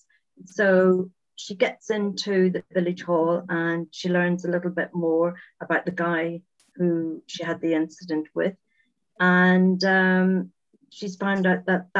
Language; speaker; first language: English; native; English